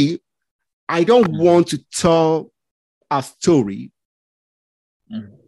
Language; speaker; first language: English; non-native, local second language; Yoruba